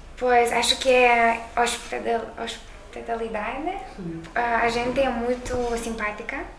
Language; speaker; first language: Portuguese; non-native, learner; Lithuanian